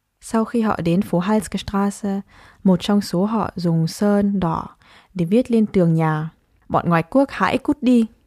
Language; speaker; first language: Vietnamese; early bilingual, heritage; Vietnamese